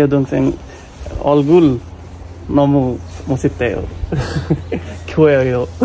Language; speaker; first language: Korean; non-native, learner; Bangla